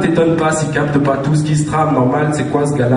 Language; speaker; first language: French; native; French